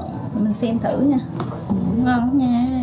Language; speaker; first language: Vietnamese; native; Vietnamese